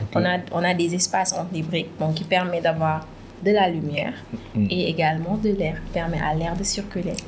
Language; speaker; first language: French; non-native, local second language; Wolof